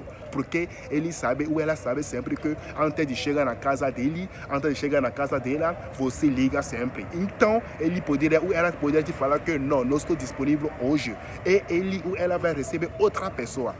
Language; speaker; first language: Portuguese; non-native, fluent; French